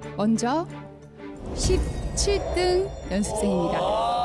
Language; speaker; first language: Korean; native; Korean